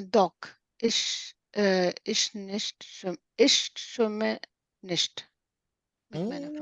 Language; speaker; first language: German; non-native, learner; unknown